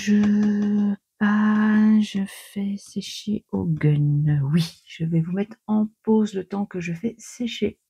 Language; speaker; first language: French; native; French